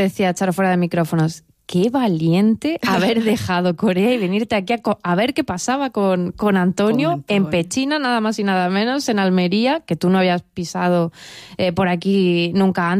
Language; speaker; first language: Spanish; native; Spanish